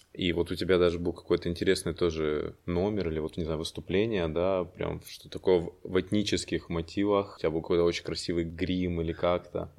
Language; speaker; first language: Russian; non-native, fluent; Spanish